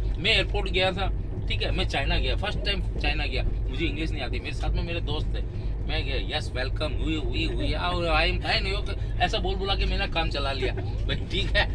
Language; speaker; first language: Hindi; native; Hindi